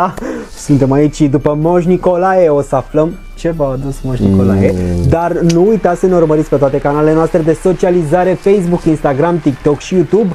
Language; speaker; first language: Romanian; native; Romanian